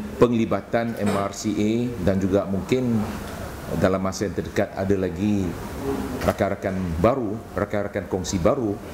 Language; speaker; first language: Malay; non-native, local second language; Chinese